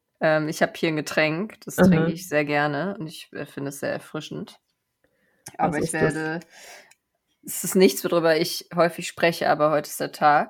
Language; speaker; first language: German; native; German